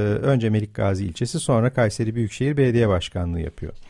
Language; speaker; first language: Turkish; native; Turkish